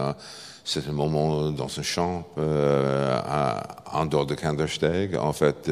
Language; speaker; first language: French; non-native, fluent; English